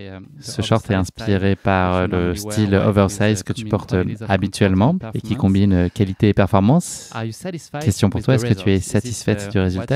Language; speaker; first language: French; native; French